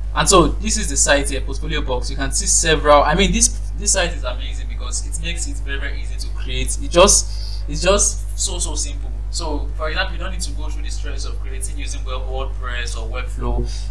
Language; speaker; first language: English; non-native, local second language; Yoruba